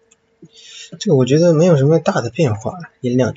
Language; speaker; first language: Chinese; native; Chinese